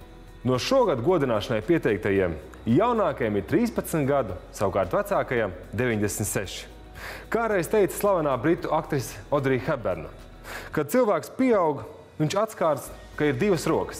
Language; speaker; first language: Latvian; native; Latvian